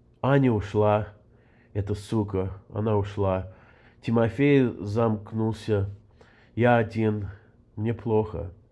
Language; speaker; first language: Russian; early bilingual, heritage; Russian